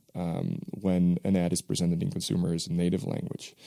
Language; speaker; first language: English; non-native, fluent; Dutch